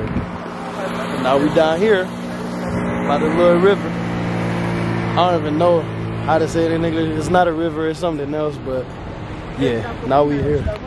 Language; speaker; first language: English; early bilingual, other home language; French